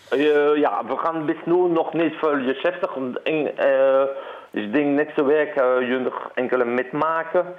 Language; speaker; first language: German; non-native, learner; Dutch